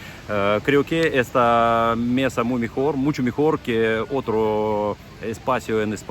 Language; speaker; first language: Spanish; non-native, learner; Russian